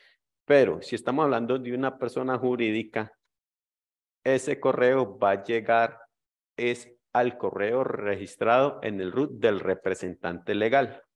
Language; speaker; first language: Spanish; native; Spanish